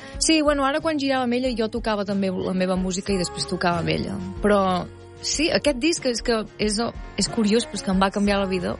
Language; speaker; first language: Catalan; native; Catalan